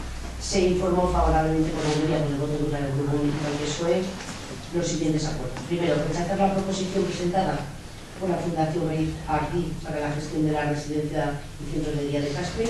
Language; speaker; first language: Spanish; native; Spanish